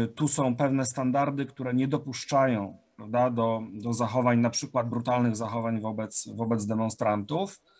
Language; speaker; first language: Polish; native; Polish